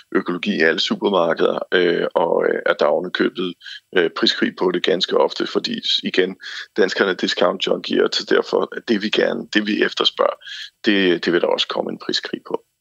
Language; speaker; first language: Danish; native; Danish